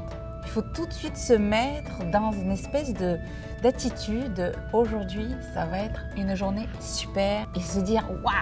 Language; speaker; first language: French; native; French